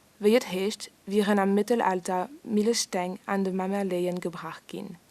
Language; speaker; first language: Luxembourgish; non-native, learner; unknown